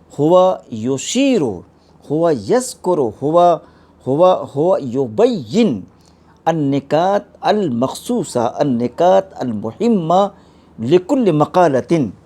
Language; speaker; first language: Arabic; non-native, fluent; Urdu